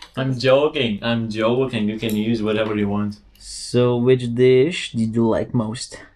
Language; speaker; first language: English; non-native, fluent; Lithuanian